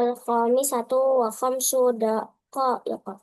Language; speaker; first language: Arabic; non-native, learner; Indonesian